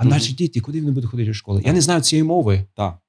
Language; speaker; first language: Ukrainian; non-native, fluent; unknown